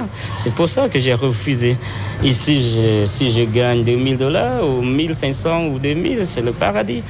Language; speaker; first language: French; non-native, fluent; Khmer